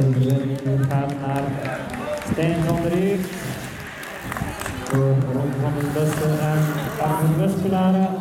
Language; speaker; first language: Dutch; native; Dutch